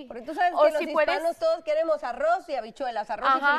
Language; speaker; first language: Spanish; native; Spanish